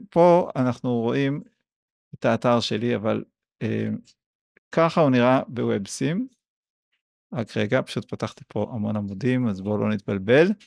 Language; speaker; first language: Hebrew; native; Hebrew